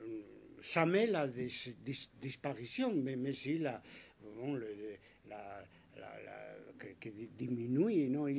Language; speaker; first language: French; non-native, fluent; Spanish